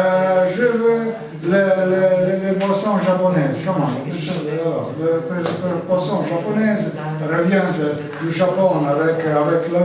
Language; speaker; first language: French; non-native, learner; Italian